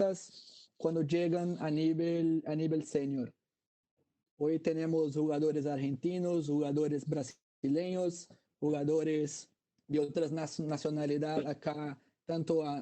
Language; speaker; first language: Spanish; non-native, fluent; Portuguese